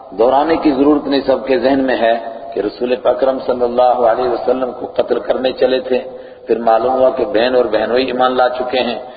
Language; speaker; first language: Urdu; native; Urdu